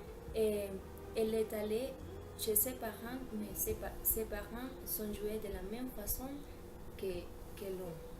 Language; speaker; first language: French; non-native, learner; Spanish